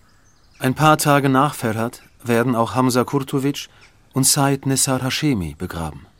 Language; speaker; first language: German; native; German